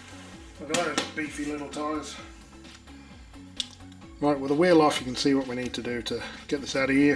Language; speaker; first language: English; native; English